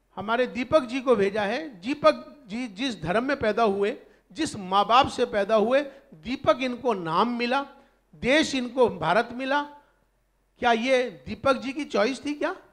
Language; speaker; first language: Hindi; native; Hindi